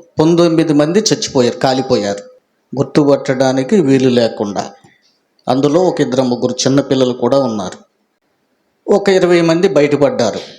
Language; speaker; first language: Telugu; native; Telugu